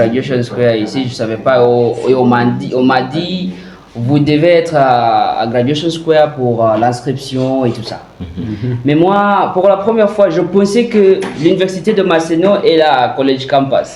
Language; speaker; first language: French; non-native, fluent; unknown